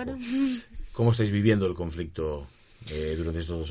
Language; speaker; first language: Spanish; native; Spanish